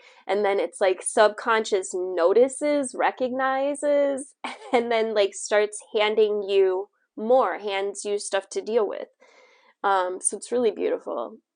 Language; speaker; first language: English; native; English